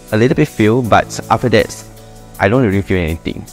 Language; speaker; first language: English; non-native, local second language; Chinese